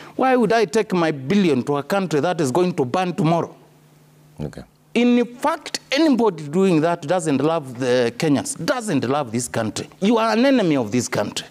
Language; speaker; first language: English; non-native, local second language; Kamba